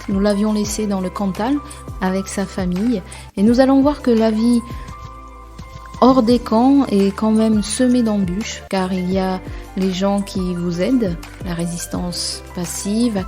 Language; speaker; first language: French; native; French